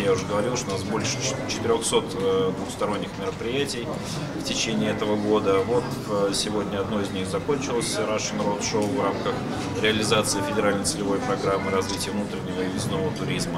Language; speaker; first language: Russian; native; Russian